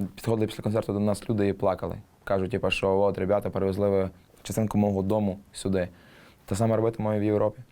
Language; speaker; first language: Ukrainian; native; Ukrainian